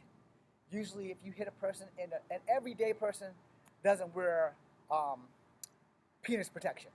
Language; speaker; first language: English; native; English